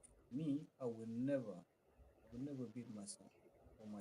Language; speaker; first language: English; non-native, fluent; Arabic